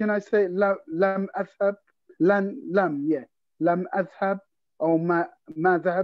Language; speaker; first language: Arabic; non-native, learner; English